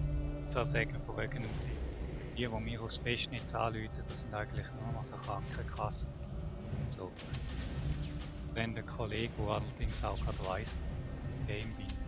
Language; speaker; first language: German; native; German